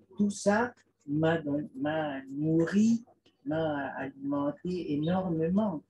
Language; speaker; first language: French; non-native, fluent; Spanish